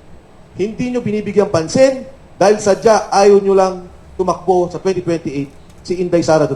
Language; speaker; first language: Filipino; native; Filipino